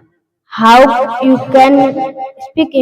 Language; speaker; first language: English; non-native, learner; Hindi